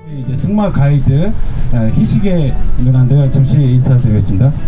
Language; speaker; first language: Korean; non-native, fluent; Mongolian